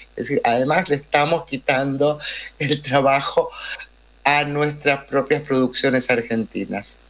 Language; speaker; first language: Spanish; native; Spanish